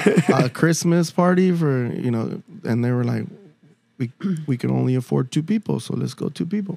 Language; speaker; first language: English; early bilingual, other home language; Spanish